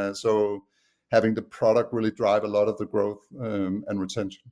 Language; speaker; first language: English; non-native, fluent; Danish